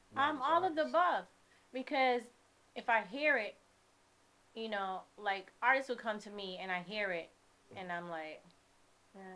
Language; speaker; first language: English; native; English